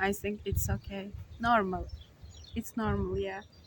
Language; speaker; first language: English; non-native, learner; Turkish